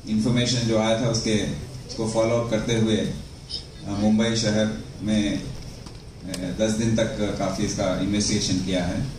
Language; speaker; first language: Hindi; non-native, local second language; Telugu